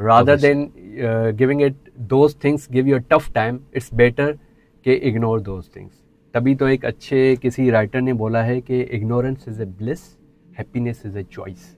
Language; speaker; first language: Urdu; non-native, local second language; Sindhi